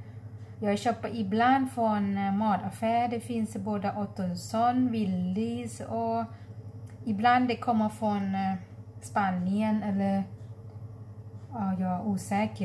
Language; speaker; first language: Swedish; non-native, learner; Thai